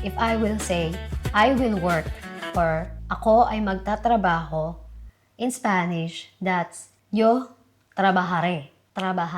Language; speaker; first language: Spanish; non-native, learner; Filipino